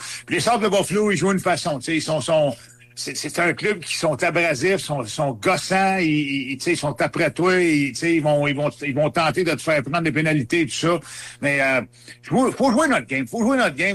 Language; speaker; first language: French; native; French